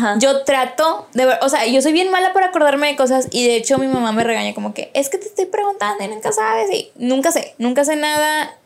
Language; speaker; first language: Spanish; early bilingual, heritage; Spanish